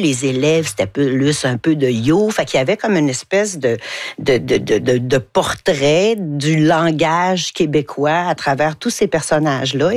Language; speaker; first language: French; native; French